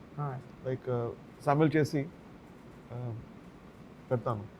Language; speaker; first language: Telugu; non-native, local second language; Tamil